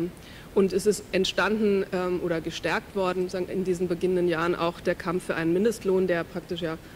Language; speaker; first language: German; native; German